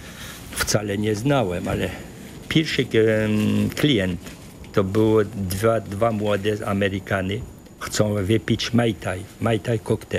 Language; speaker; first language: Polish; early bilingual, heritage; French